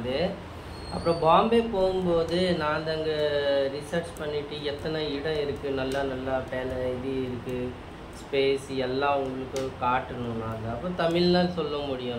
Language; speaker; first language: Tamil; non-native, fluent; Hindi